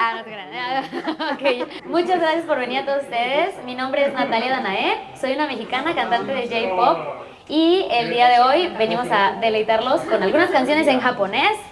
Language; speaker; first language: Spanish; native; Spanish